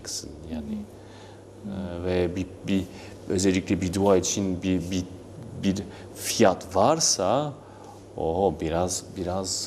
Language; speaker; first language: Turkish; non-native, learner; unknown